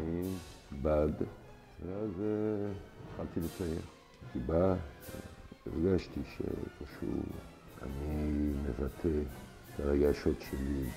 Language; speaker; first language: Hebrew; non-native, fluent; French